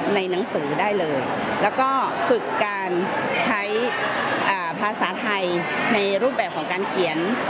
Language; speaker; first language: Thai; native; Thai